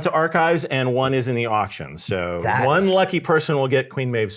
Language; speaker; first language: English; native; English